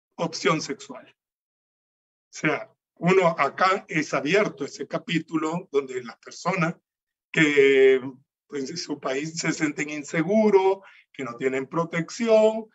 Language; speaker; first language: Spanish; native; Spanish